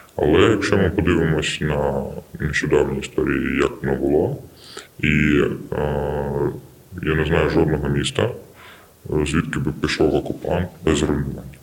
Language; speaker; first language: Ukrainian; non-native, local second language; Russian